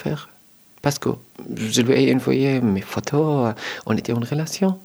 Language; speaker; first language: French; non-native, learner; Arabic